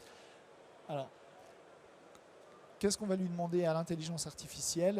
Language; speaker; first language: French; native; French